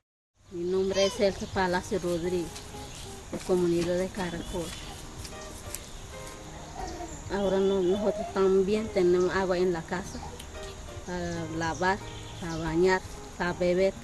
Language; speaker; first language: Spanish; non-native, local second language; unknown